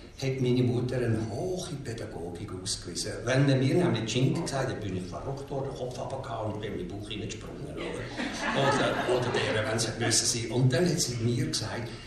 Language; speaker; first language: German; native; German